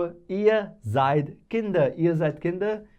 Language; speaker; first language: German; non-native, fluent; Hindi